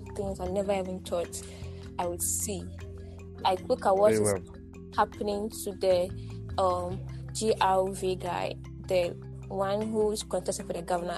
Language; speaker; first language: English; non-native, local second language; Ibibio